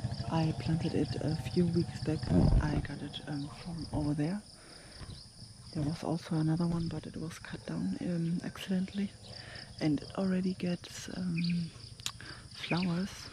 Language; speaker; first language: English; non-native, fluent; German